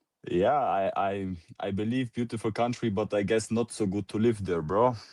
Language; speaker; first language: English; non-native, learner; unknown